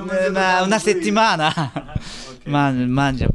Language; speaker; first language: Italian; non-native, learner; Japanese